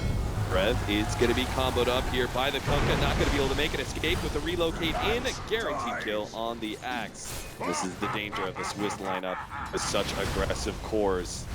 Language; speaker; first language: English; native; English